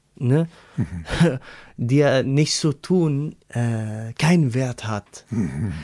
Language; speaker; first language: German; non-native, learner; Arabic